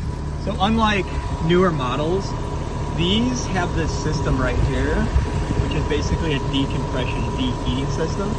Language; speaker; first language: English; native; English